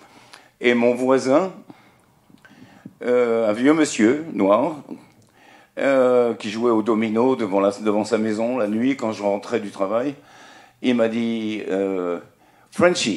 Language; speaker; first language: French; native; French